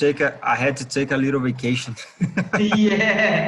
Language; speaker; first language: English; non-native, learner; Portuguese